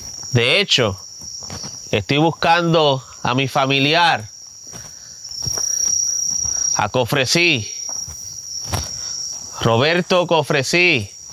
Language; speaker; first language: Spanish; early bilingual, heritage; Spanish